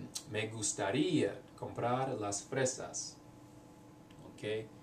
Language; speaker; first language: Spanish; non-native, learner; English